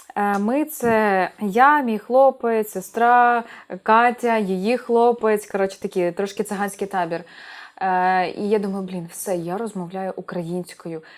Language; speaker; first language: Ukrainian; non-native, local second language; Russian